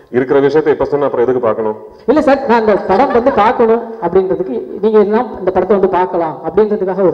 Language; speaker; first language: Tamil; native; Tamil